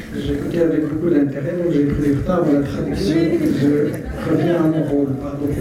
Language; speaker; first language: French; native; French